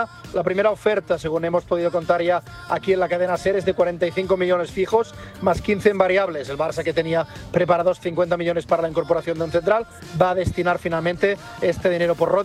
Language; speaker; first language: Spanish; native; Spanish